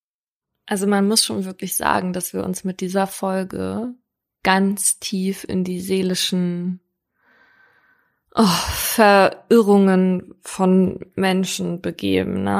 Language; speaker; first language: German; native; German